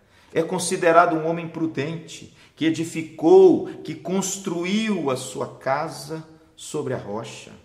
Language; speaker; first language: Portuguese; native; Portuguese